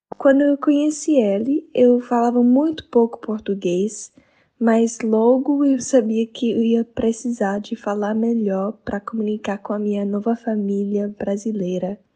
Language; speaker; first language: Portuguese; non-native, fluent; English